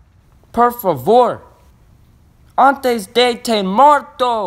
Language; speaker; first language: Spanish; non-native, learner; English